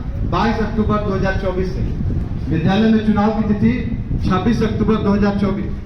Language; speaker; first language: Hindi; native; Hindi